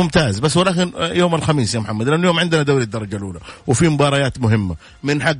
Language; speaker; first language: Arabic; native; Arabic